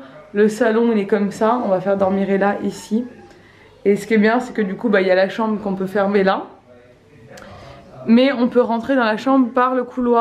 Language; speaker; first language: French; native; French